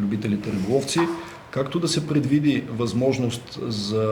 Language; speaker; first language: Bulgarian; native; Bulgarian